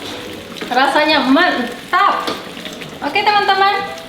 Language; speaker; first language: Indonesian; native; Indonesian